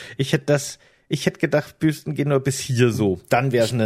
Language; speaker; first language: German; native; German